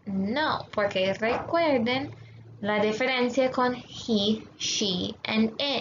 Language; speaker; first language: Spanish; non-native, fluent; English